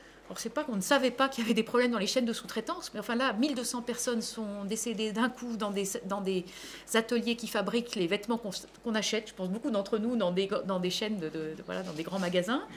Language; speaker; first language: French; native; French